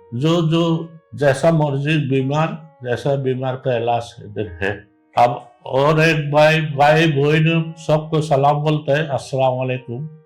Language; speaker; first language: Hindi; non-native, learner; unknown